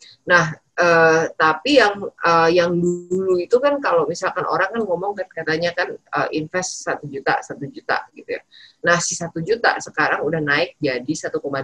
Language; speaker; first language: Indonesian; native; Indonesian